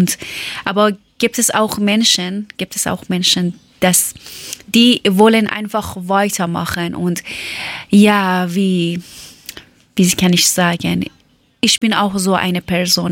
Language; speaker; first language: German; non-native, learner; Persian